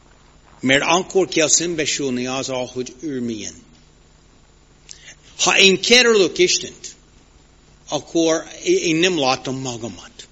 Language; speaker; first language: Hungarian; non-native, fluent; English